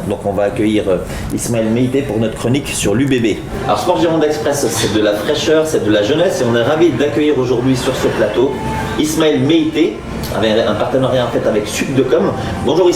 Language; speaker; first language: French; native; French